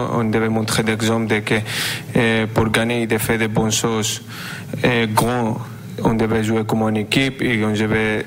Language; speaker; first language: French; non-native, fluent; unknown